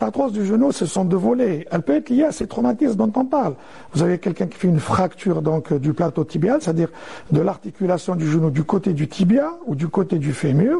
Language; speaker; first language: French; non-native, local second language; Arabic